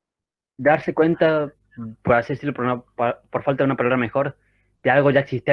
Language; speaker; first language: Spanish; native; Spanish